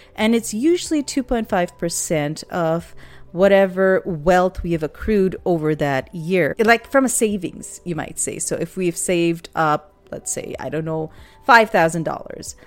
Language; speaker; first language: English; non-native, local second language; Urdu